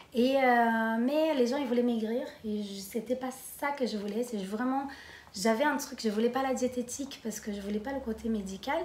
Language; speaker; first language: French; non-native, fluent; Portuguese